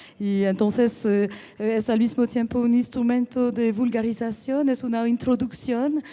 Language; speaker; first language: Spanish; non-native, fluent; French